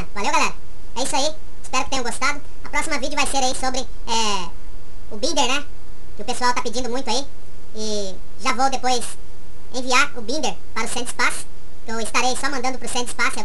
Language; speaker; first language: Portuguese; native; Portuguese